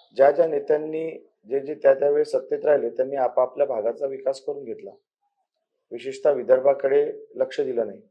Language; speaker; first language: Marathi; native; Marathi